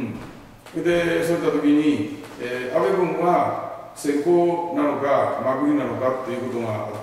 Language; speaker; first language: Japanese; native; Japanese